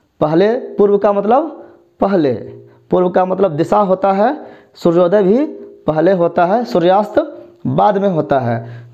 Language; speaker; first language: Hindi; native; Hindi